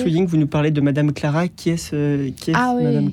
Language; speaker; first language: French; native; French